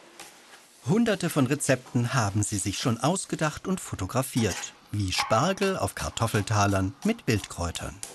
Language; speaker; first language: German; native; German